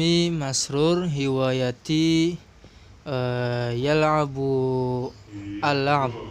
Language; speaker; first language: Arabic; non-native, learner; Indonesian